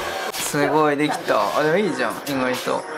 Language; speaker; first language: Japanese; native; Japanese